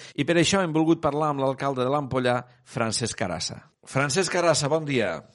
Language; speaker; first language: Catalan; native; Catalan